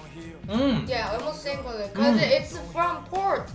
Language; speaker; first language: English; non-native, learner; Korean